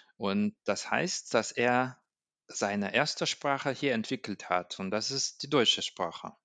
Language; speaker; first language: German; non-native, fluent; Russian